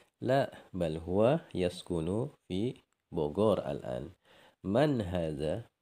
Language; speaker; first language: Arabic; non-native, fluent; Indonesian